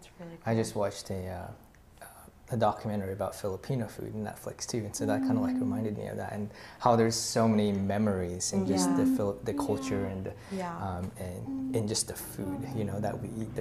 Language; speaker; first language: English; early bilingual, other home language; Filipino